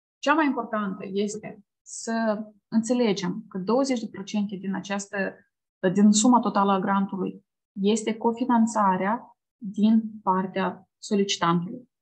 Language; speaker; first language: Romanian; native; Romanian